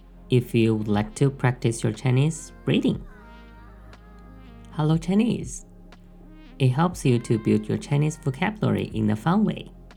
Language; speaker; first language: English; non-native, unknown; Chinese